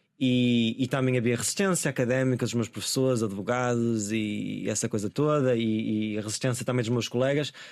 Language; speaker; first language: Portuguese; native; Portuguese